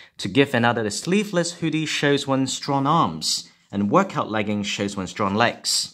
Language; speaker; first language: English; non-native, local second language; Cantonese